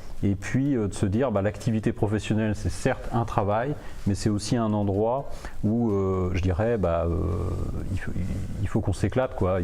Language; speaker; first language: French; native; French